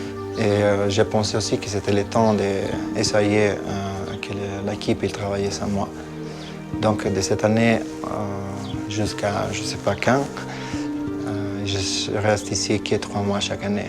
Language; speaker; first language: French; non-native, fluent; Italian